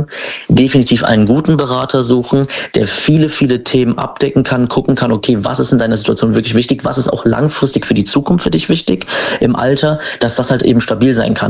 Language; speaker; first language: German; native; German